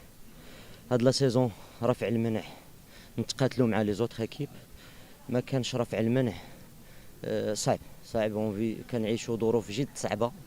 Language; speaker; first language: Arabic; native; Arabic